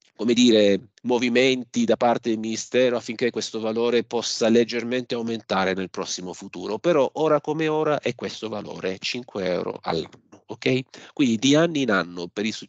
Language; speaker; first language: Italian; native; Italian